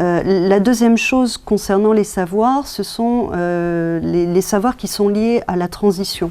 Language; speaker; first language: French; native; French